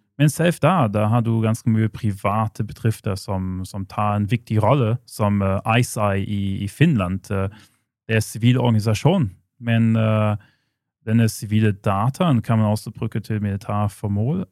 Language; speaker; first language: Norwegian; non-native, fluent; German